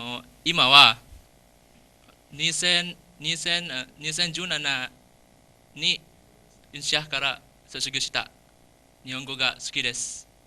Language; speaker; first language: Japanese; non-native, learner; Indonesian